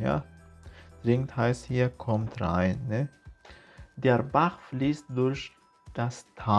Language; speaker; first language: German; non-native, fluent; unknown